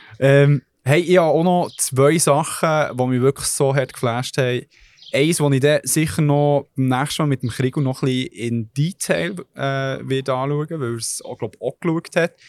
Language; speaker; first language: German; early bilingual, other home language; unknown